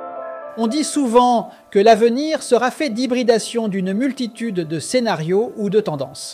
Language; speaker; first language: French; native; French